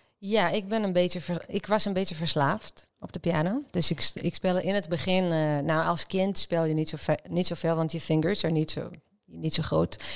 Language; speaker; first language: Dutch; non-native, fluent; Hebrew